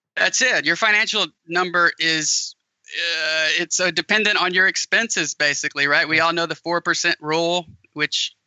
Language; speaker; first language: English; native; English